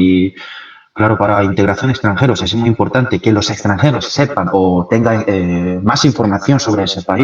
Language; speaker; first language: Spanish; non-native, fluent; Korean